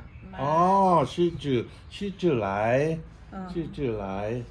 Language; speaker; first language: Chinese; non-native, learner; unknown